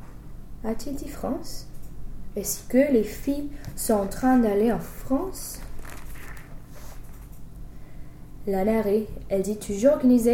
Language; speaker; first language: French; non-native, fluent; English